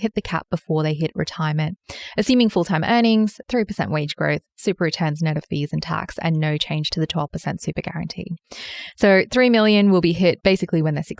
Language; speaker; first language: English; native; English